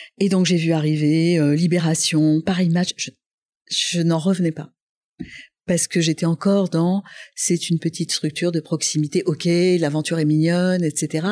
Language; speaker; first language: French; non-native, local second language; Arabic